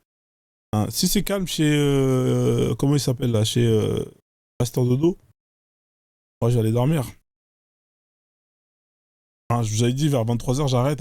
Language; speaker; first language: French; native; French